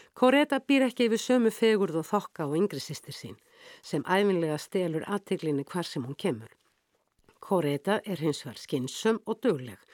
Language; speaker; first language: Icelandic; native; Icelandic